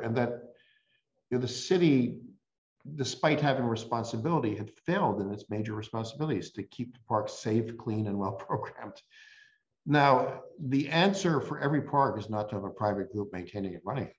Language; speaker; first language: English; native; English